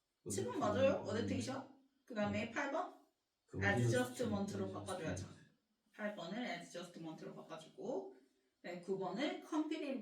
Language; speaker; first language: Korean; native; Korean